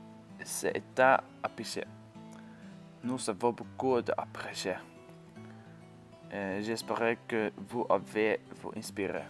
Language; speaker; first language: French; non-native, learner; Norwegian